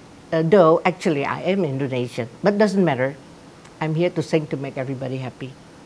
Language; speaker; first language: English; non-native, fluent; Indonesian